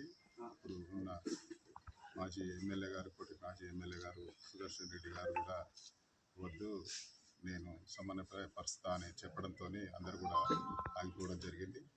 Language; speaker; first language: Telugu; native; Telugu